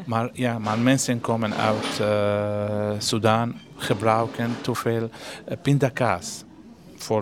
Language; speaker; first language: Dutch; non-native, learner; Arabic